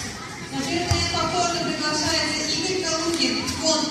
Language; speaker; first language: Russian; native; Russian